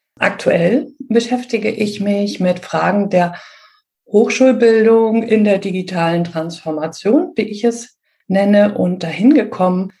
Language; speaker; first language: German; native; German